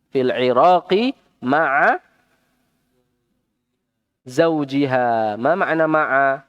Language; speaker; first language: Arabic; non-native, fluent; Indonesian